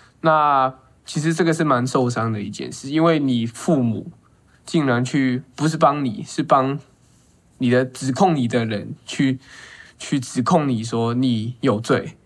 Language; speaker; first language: Chinese; non-native, local second language; Cantonese